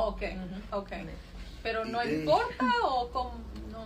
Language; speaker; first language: Spanish; early bilingual, other home language; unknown